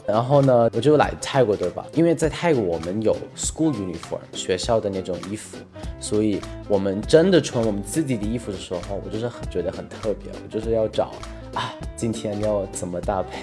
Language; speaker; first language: Chinese; non-native, fluent; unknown